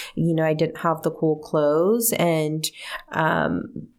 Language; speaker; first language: English; early bilingual, other home language; Spanish